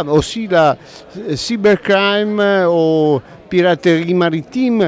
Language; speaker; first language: French; non-native, learner; Italian